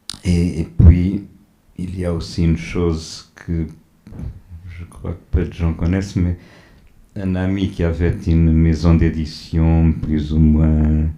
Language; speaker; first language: French; non-native, fluent; Portuguese